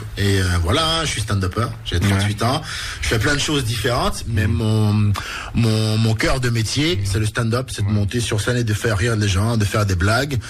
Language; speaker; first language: French; native; French